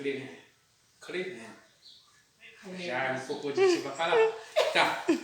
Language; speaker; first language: Portuguese; non-native, learner; Haitian Creole